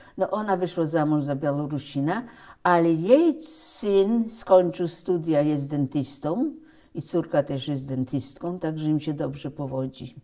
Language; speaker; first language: Polish; early bilingual, heritage; Polish